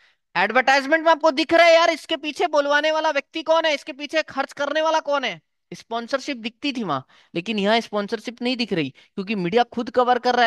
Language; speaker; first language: Hindi; native; Hindi